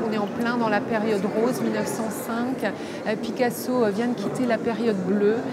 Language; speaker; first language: French; native; French